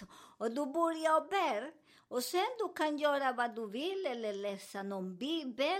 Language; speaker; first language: Swedish; non-native, learner; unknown